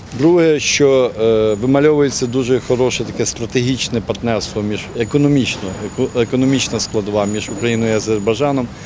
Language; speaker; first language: Ukrainian; native; Ukrainian